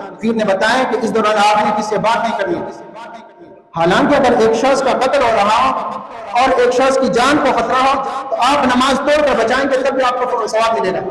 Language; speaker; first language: Urdu; non-native, local second language; Pashto